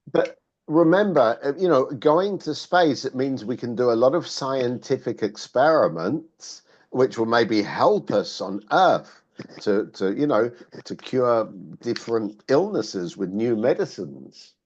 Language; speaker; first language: English; non-native, fluent; Spanish